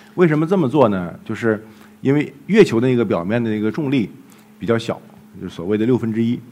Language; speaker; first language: Chinese; native; Chinese